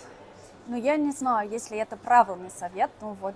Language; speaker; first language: Russian; non-native, fluent; English